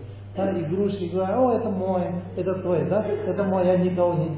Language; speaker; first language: Russian; non-native, learner; Tibetan